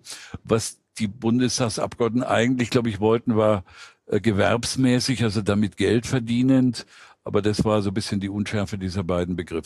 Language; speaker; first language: German; native; German